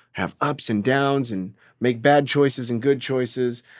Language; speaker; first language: English; native; English